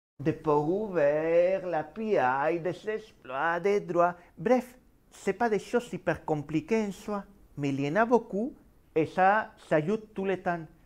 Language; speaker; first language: French; non-native, fluent; Spanish